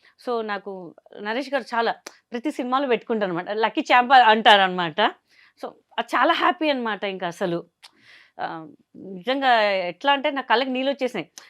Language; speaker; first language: Telugu; non-native, local second language; Hindi